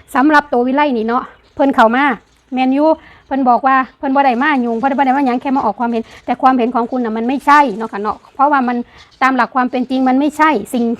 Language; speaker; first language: Thai; non-native, local second language; Northeastern Thai